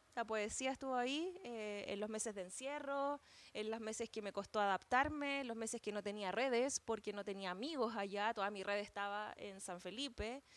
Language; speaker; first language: Spanish; native; Spanish